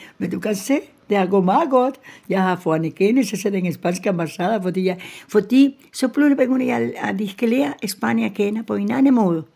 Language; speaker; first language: Danish; non-native, fluent; Spanish